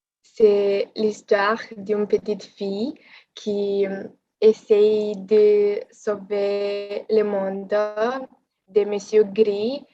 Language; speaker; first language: French; non-native, fluent; Romanian